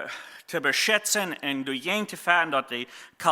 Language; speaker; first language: German; non-native, learner; Plautdietsch